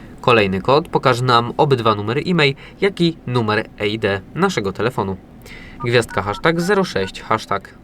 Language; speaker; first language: Polish; native; Polish